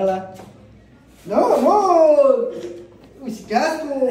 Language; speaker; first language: Spanish; native; Spanish